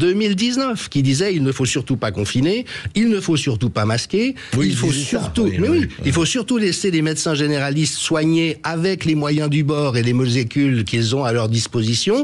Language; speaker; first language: French; native; French